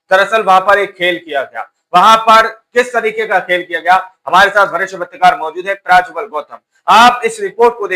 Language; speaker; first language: Hindi; native; Hindi